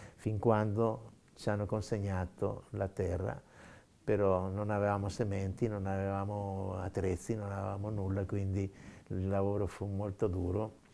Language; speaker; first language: Italian; native; Italian